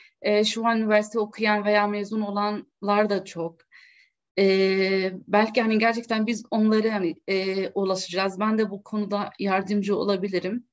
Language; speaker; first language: Turkish; non-native, fluent; Arabic